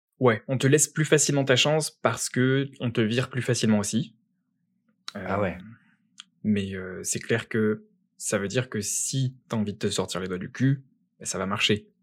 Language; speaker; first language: French; native; French